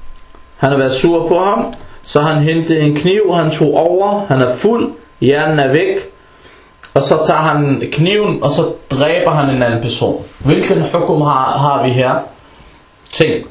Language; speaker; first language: Danish; early bilingual, other home language; Arabic